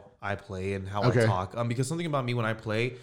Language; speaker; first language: English; native; English